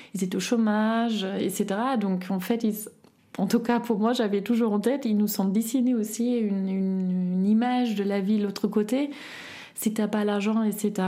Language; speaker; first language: French; non-native, fluent; German